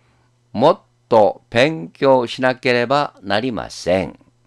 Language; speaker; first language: Japanese; non-native, fluent; Korean